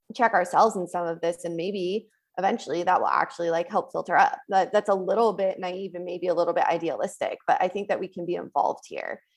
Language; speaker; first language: English; native; English